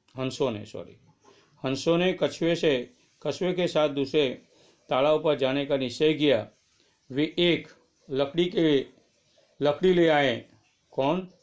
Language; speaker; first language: Hindi; non-native, local second language; Gujarati